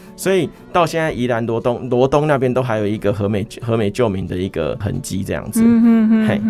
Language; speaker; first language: Chinese; native; Chinese